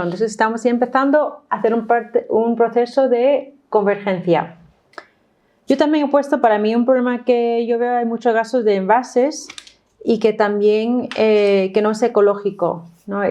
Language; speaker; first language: Spanish; non-native, fluent; English